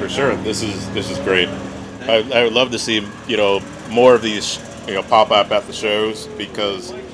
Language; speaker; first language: English; native; English